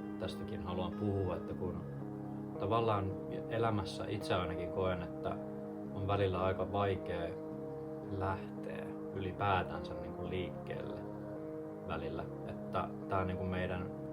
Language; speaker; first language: Finnish; native; Finnish